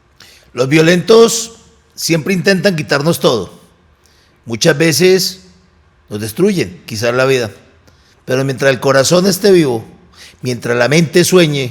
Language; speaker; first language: Spanish; native; Spanish